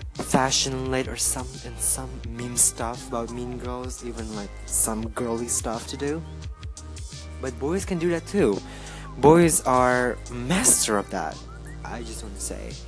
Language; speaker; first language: English; non-native, learner; Indonesian